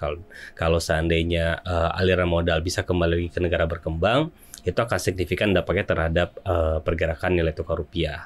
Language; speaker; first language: Indonesian; native; Indonesian